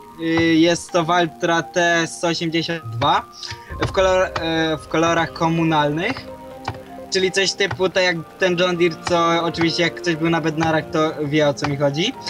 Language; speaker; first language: Polish; native; Polish